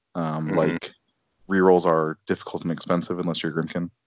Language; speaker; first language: English; native; English